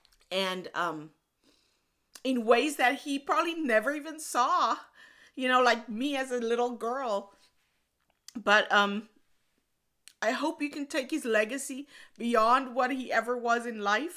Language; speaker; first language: English; non-native, local second language; Afrikaans